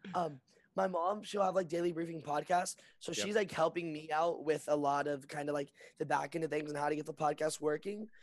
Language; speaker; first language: English; native; English